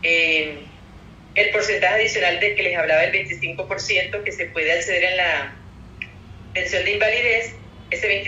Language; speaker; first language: Spanish; native; Spanish